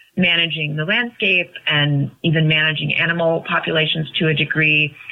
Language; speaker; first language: English; native; English